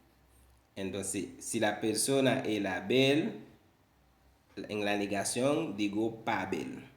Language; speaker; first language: Spanish; non-native, fluent; Haitian Creole